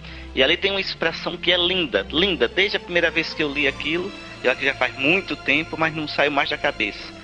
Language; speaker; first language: Portuguese; native; Portuguese